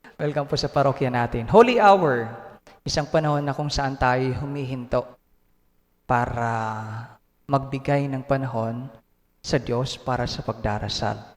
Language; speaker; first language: Filipino; non-native, local second language; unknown